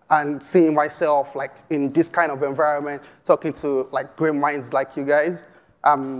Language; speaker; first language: English; non-native, local second language; Yoruba